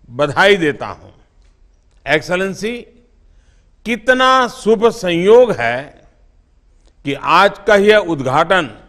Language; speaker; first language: Hindi; non-native, local second language; Gujarati